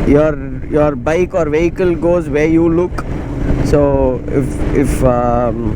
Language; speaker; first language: English; non-native, local second language; Tamil